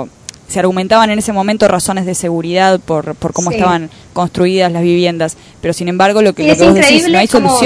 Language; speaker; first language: Spanish; native; Spanish